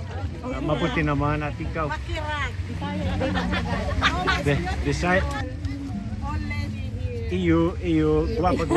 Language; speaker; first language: Filipino; non-native, learner; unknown